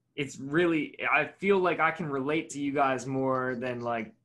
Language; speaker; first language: English; native; English